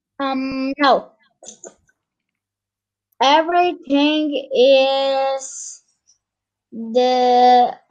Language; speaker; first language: English; non-native, learner; Turkish